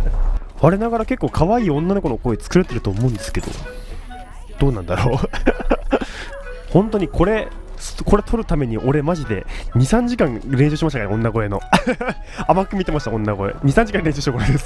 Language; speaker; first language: Japanese; native; Japanese